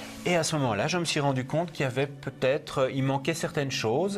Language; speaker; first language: French; native; French